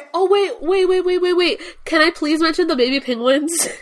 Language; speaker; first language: English; non-native, fluent; Spanish